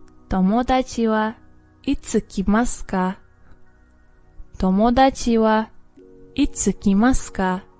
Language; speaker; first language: Japanese; non-native, fluent; English